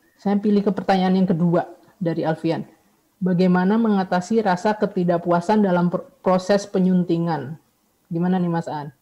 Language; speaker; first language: Indonesian; native; Indonesian